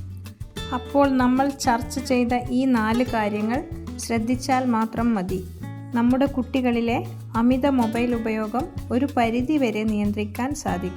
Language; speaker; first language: Malayalam; native; Malayalam